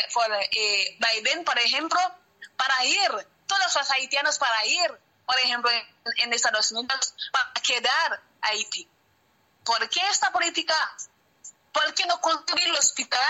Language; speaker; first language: Spanish; non-native, learner; Haitian Creole